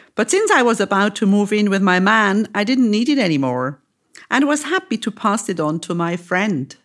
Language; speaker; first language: English; non-native, fluent; German